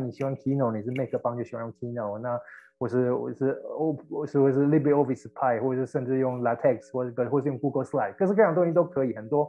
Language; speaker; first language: Chinese; native; Chinese